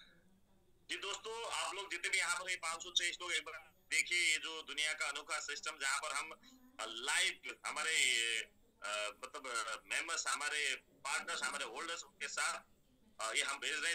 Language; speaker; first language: Hindi; native; Hindi